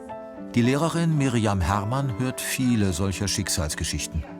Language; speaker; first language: German; native; German